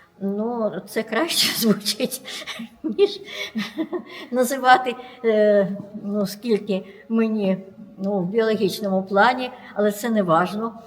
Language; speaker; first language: Ukrainian; non-native, local second language; Russian